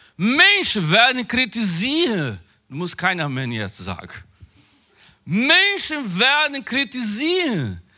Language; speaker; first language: German; non-native, learner; Portuguese